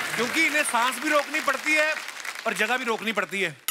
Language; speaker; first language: Hindi; native; Hindi